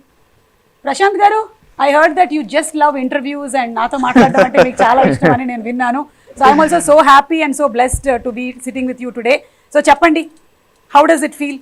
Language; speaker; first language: Telugu; native; Telugu